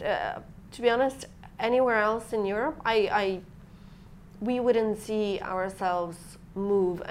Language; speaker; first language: English; non-native, fluent; Romanian